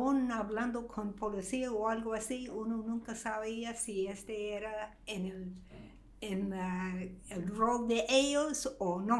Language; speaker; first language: Spanish; non-native, fluent; English